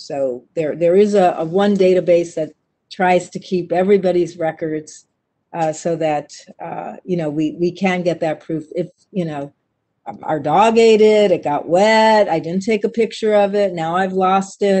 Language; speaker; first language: English; native; English